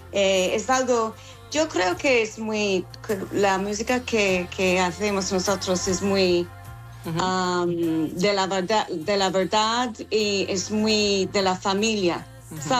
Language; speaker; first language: Spanish; non-native, fluent; English